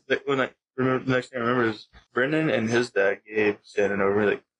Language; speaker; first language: English; native; English